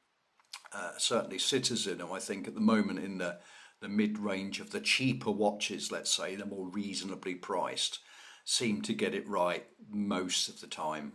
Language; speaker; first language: English; native; English